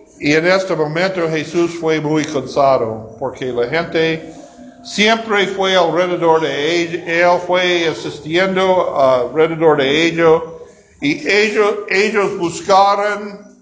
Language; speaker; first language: Spanish; non-native, learner; English